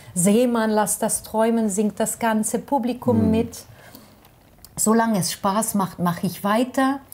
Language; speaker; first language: German; non-native, fluent; French